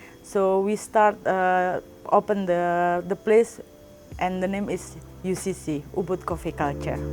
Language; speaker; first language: English; non-native, learner; Indonesian